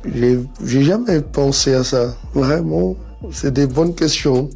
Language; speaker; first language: French; non-native, fluent; Portuguese